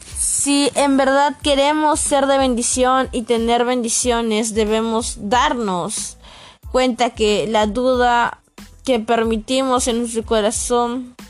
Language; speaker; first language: Spanish; native; Spanish